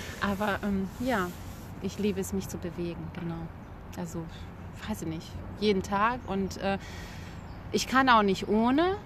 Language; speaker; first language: German; early bilingual, other home language; Bosnian